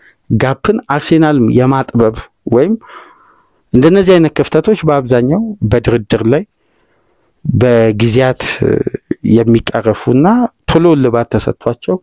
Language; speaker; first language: Amharic; native; Amharic